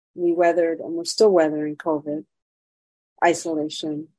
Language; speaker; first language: English; native; English